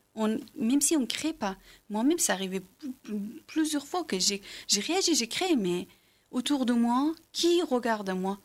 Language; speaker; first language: French; non-native, learner; Persian